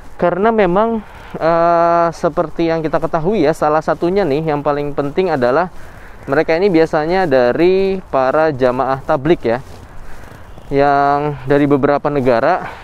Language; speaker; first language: Indonesian; native; Indonesian